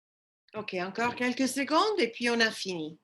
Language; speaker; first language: French; non-native, fluent; English